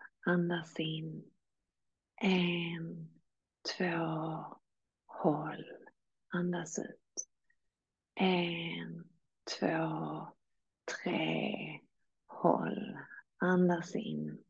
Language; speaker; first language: Swedish; native; Swedish